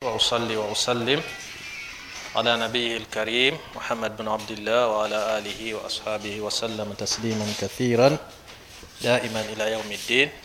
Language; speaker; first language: Arabic; non-native, fluent; Ganda